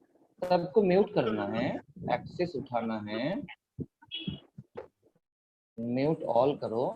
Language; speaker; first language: Hindi; non-native, local second language; Bangla